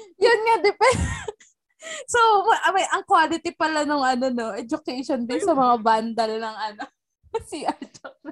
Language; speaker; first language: Filipino; native; Filipino